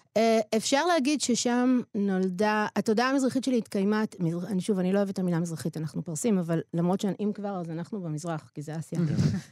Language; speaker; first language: Hebrew; native; Hebrew